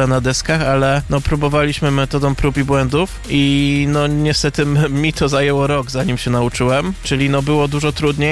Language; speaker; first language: Polish; native; Polish